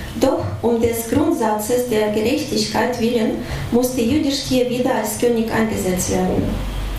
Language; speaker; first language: German; non-native, fluent; Russian